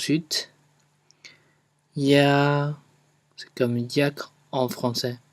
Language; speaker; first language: French; non-native, fluent; Chinese